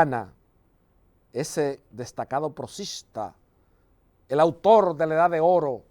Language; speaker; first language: Spanish; native; Spanish